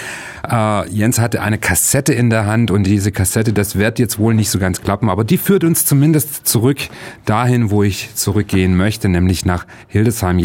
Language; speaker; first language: German; native; German